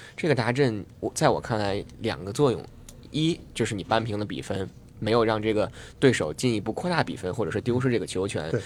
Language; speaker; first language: Chinese; native; Chinese